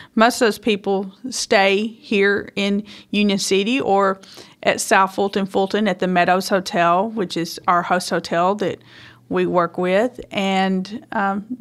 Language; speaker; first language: English; native; English